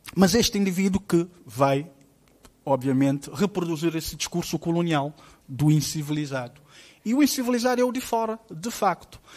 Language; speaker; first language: Portuguese; non-native, local second language; Kabuverdianu